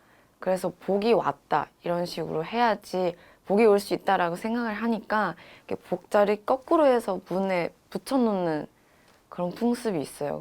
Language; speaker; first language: Korean; non-native, fluent; Chinese